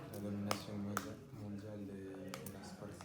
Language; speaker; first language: Spanish; non-native, learner; French